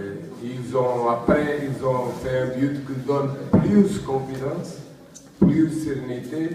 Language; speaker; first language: French; non-native, learner; Portuguese